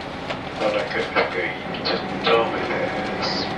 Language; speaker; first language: Japanese; native; Japanese